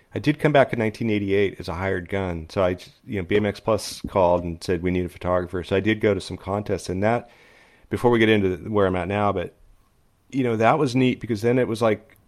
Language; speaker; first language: English; native; English